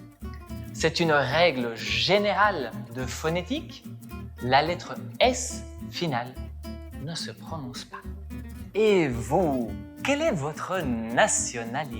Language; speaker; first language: French; non-native, fluent; Spanish